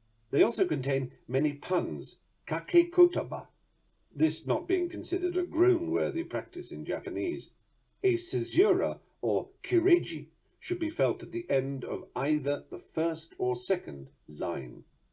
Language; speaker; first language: English; native; English